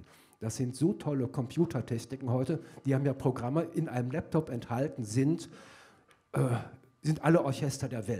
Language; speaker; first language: German; native; German